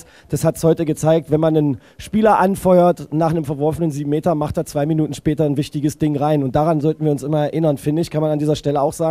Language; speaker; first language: German; native; German